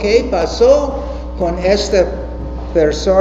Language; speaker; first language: Spanish; non-native, learner; English